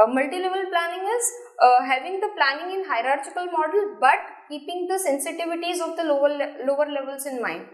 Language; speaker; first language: English; non-native, local second language; Gujarati